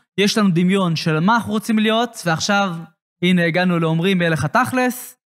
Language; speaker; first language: Hebrew; native; Hebrew